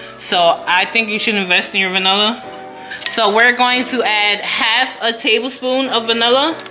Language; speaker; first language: English; native; English